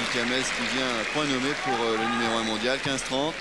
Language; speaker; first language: French; native; French